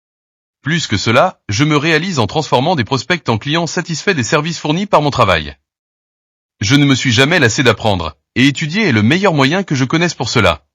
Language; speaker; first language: French; non-native, learner; Portuguese